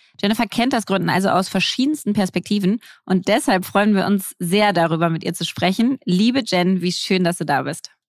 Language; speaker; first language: German; native; German